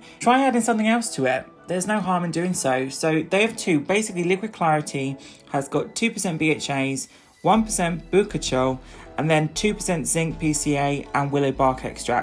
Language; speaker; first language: English; native; English